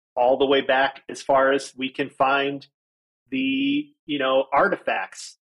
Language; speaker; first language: English; native; English